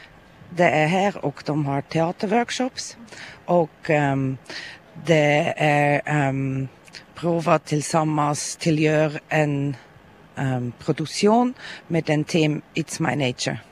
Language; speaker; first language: Swedish; non-native, learner; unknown